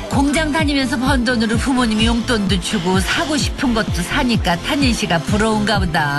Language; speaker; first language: Korean; native; Korean